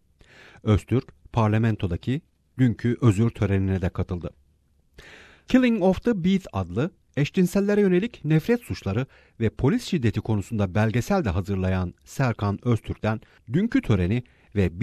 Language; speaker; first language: Turkish; native; Turkish